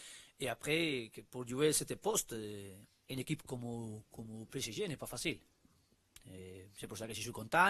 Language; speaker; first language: French; non-native, learner; Spanish